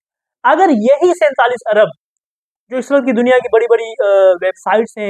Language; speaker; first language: Urdu; native; Urdu